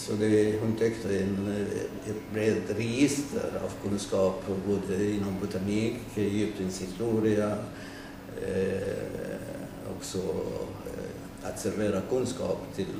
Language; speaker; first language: Swedish; non-native, fluent; Arabic